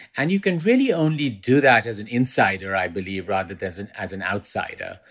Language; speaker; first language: English; non-native, local second language; Urdu